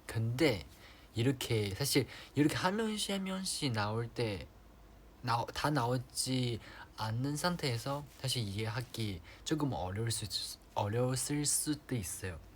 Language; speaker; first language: Korean; non-native, fluent; Chinese